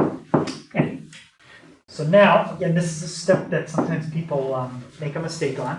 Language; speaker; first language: English; native; English